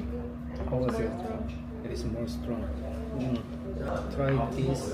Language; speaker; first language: English; non-native, learner; Korean